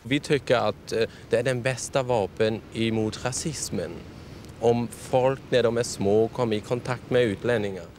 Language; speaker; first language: Swedish; non-native, fluent; German